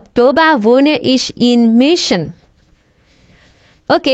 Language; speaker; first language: German; non-native, fluent; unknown